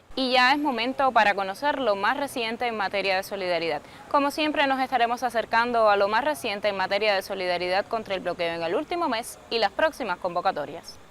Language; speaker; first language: Spanish; native; Spanish